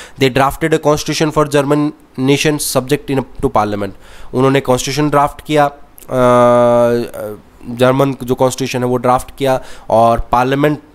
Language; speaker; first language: Hindi; native; Hindi